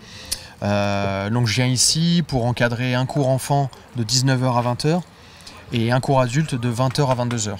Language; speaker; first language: French; native; French